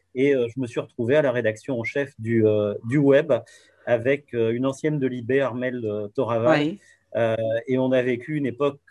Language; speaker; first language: French; native; French